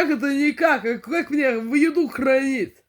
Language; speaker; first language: Russian; native; Russian